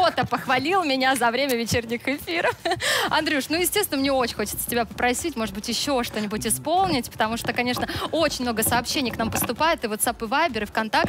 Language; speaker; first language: Russian; native; Russian